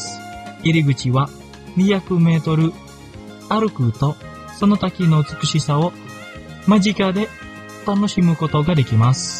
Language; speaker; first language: Japanese; non-native, fluent; Indonesian